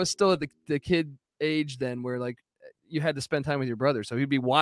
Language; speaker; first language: English; native; English